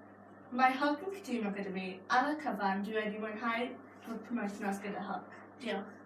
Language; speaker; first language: Welsh; non-native, local second language; English